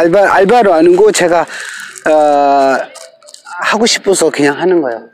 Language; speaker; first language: Korean; non-native, fluent; Tibetan